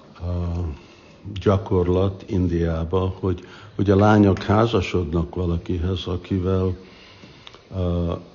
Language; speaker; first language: Hungarian; early bilingual, heritage; English